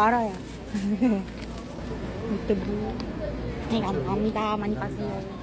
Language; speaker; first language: Korean; non-native, learner; Malay